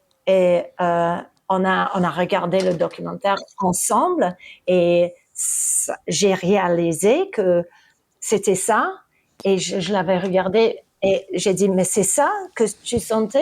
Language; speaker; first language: French; early bilingual, heritage; English